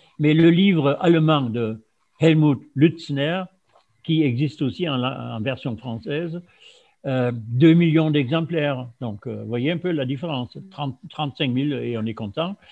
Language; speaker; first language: French; non-native, fluent; German